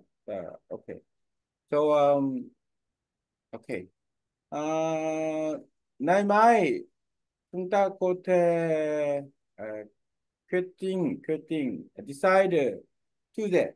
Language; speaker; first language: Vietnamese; non-native, learner; Korean